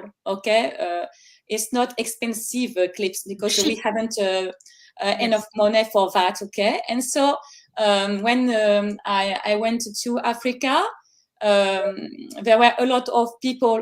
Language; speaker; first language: English; non-native, learner; French